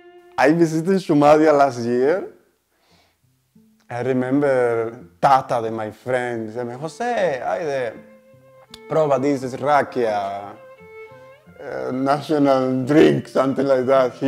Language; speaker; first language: English; non-native, learner; Spanish